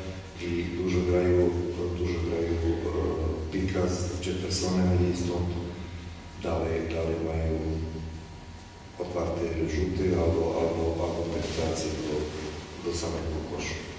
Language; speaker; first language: Polish; non-native, fluent; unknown